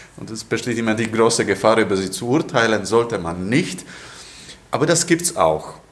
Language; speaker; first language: German; non-native, fluent; Polish